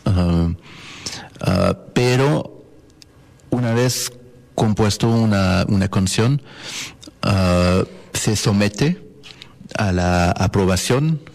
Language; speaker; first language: Spanish; non-native, fluent; French